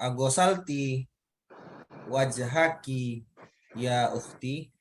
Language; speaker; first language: Arabic; non-native, learner; Indonesian